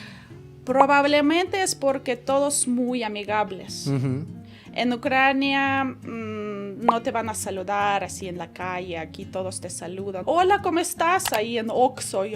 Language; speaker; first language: Spanish; non-native, fluent; Ukrainian